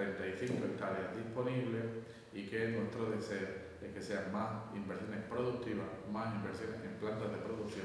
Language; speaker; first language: Spanish; native; Spanish